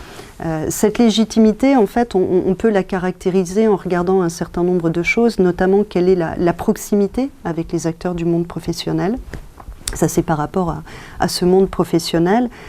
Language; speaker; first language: French; native; French